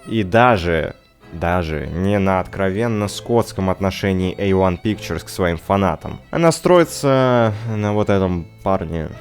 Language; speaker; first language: Russian; native; Russian